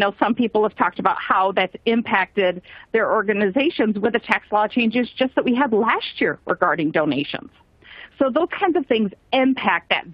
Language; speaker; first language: English; native; English